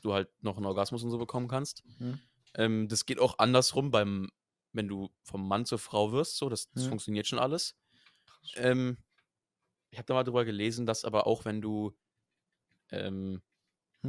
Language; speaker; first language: German; native; German